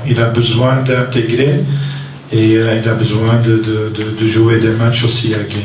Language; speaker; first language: French; non-native, local second language; Dutch